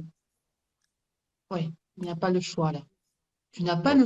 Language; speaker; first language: French; native; French